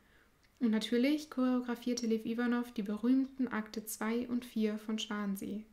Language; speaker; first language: German; native; German